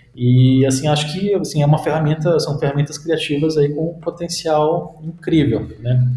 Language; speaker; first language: Portuguese; native; Portuguese